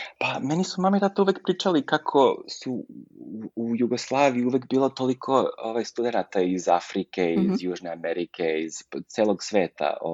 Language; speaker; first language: Serbian; early bilingual, heritage; Serbian